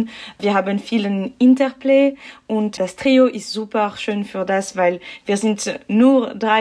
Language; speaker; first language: German; non-native, learner; French